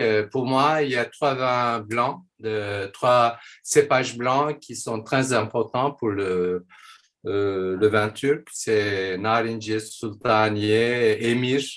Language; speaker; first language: French; non-native, fluent; Turkish